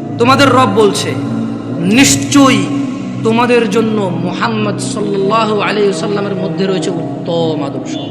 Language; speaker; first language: Bangla; early bilingual, heritage; Bangla